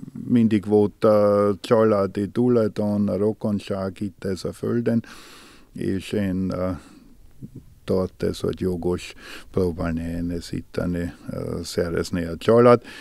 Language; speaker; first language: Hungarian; non-native, learner; German